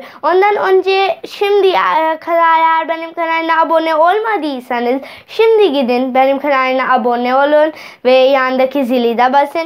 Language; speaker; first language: Turkish; non-native, fluent; Urdu